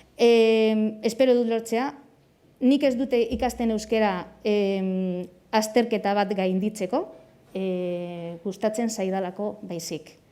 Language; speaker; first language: Basque; non-native, local second language; Spanish